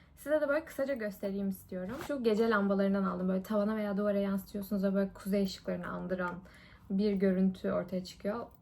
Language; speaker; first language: Turkish; early bilingual, heritage; Turkish